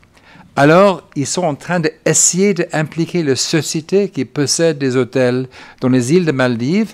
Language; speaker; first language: French; non-native, fluent; English